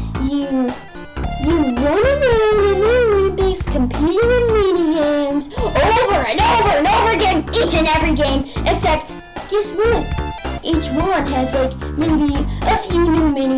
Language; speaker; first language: English; native; English